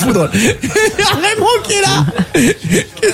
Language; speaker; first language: French; native; French